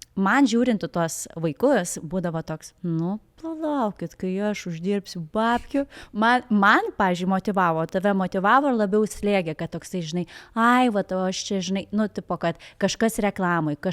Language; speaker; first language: Lithuanian; native; Lithuanian